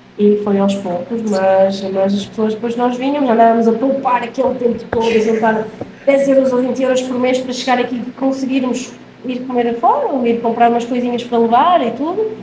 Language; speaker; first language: Portuguese; native; Portuguese